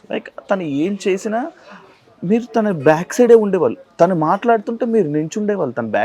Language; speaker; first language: Telugu; native; Telugu